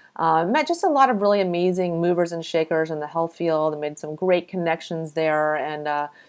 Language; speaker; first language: English; native; English